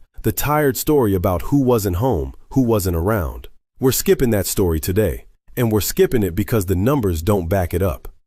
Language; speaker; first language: English; native; English